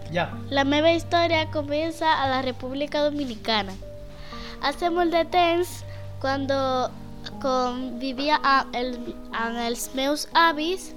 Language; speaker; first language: Catalan; non-native, learner; Spanish